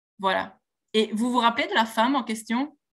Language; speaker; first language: French; native; French